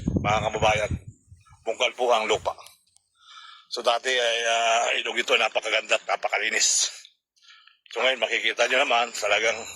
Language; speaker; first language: Filipino; native; Filipino